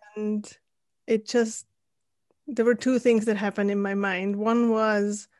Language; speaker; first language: English; non-native, fluent; German